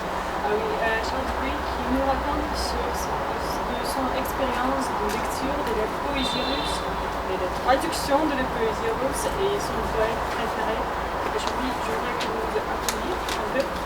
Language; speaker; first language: French; non-native, fluent; Russian